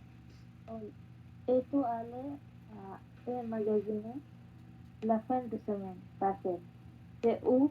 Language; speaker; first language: French; non-native, learner; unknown